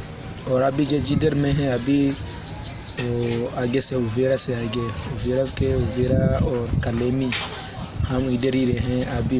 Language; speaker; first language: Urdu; non-native, learner; Swahili